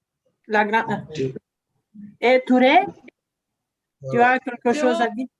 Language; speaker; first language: French; non-native, learner; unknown